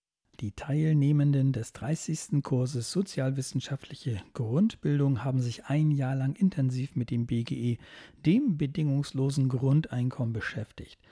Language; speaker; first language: German; native; German